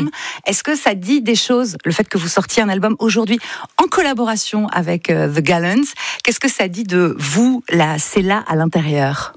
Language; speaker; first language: French; native; French